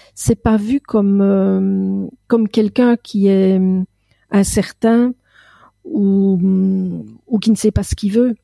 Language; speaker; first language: French; native; French